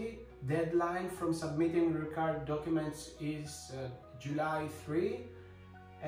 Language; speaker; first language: English; non-native, fluent; Greek